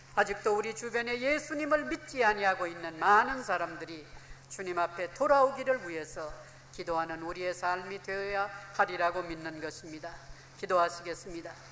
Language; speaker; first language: Korean; native; Korean